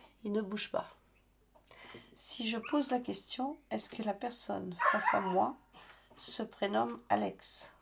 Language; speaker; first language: French; native; French